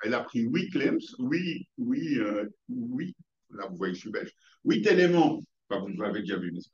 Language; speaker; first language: French; native; French